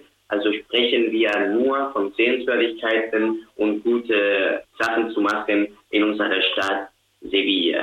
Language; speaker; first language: German; non-native, fluent; Spanish